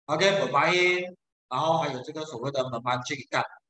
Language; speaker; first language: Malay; non-native, local second language; Chinese